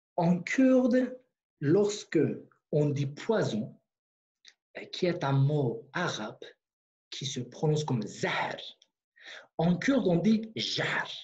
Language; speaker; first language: French; non-native, fluent; Kurdish